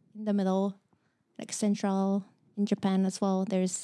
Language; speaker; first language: English; non-native, learner; Japanese